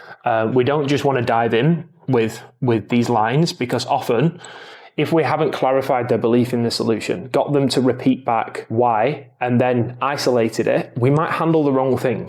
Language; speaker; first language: English; native; English